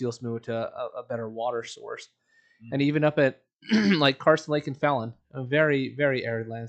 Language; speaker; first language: English; native; English